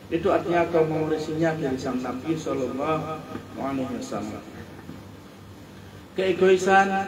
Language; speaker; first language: Indonesian; native; Indonesian